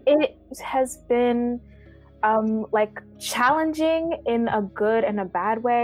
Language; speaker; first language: English; native; English